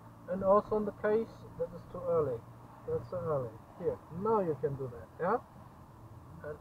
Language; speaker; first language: English; non-native, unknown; German